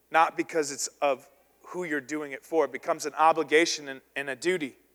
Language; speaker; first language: English; native; English